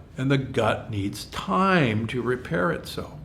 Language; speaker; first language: English; native; English